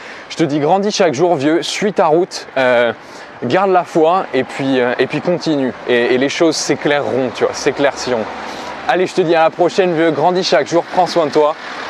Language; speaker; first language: French; native; French